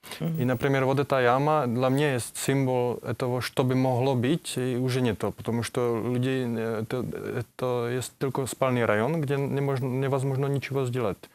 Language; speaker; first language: Russian; non-native, learner; Czech